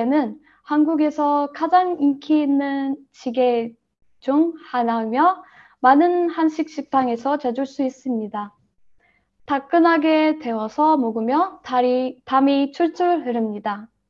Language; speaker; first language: Korean; non-native, learner; Arabic